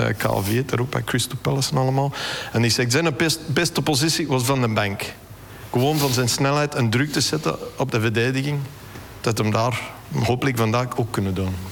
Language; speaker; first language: Dutch; non-native, fluent; English